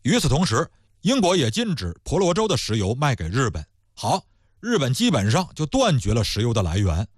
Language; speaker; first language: Chinese; native; Chinese